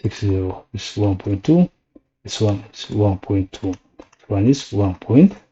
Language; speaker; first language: English; non-native, local second language; Amharic